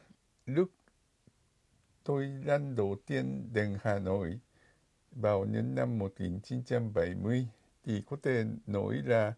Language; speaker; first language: Vietnamese; non-native, fluent; Japanese